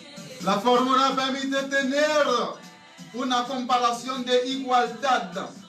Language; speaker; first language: Spanish; non-native, learner; Haitian Creole